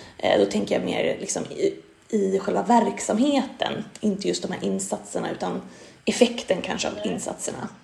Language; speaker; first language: Swedish; native; Swedish